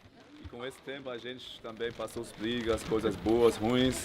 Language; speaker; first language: Portuguese; non-native, learner; German